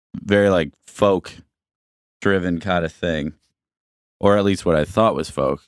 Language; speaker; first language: English; native; English